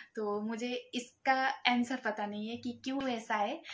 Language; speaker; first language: Hindi; non-native, local second language; Nepali